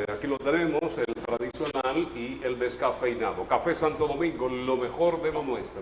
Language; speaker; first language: Spanish; native; Spanish